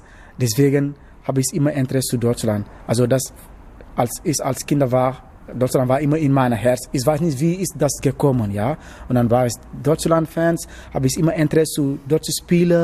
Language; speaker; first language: German; non-native, learner; Wolof